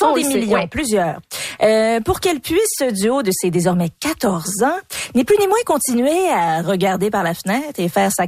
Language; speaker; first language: French; native; French